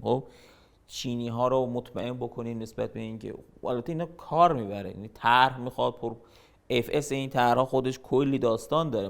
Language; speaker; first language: Persian; native; Persian